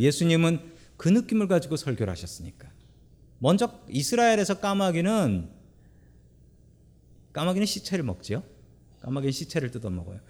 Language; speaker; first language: Korean; native; Korean